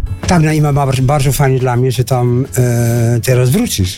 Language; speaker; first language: Polish; non-native, learner; Dutch